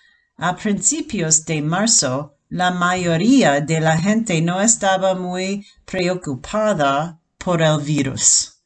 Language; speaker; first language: Spanish; non-native, fluent; English